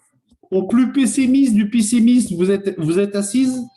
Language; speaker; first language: French; native; French